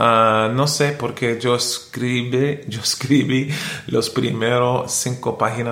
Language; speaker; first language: Spanish; non-native, learner; English